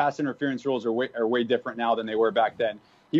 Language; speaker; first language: English; native; English